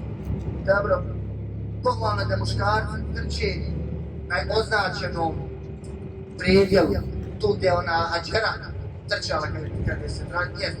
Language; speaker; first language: Bosnian; native; Bosnian